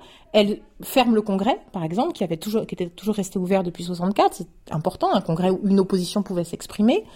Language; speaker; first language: French; native; French